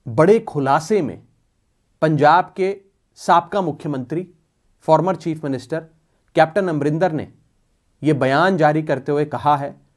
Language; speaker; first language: Hindi; non-native, local second language; Punjabi